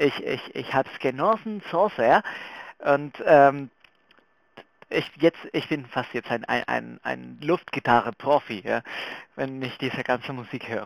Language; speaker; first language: German; non-native, fluent; Spanish